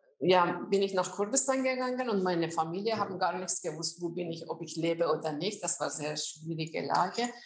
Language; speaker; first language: German; non-native, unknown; Azerbaijani